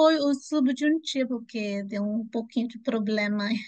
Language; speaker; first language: Portuguese; non-native, fluent; Spanish